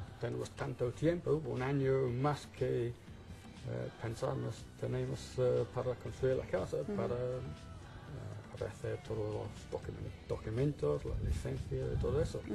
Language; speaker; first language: Spanish; non-native, fluent; English